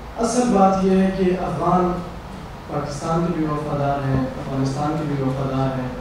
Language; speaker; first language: Urdu; non-native, local second language; Pashto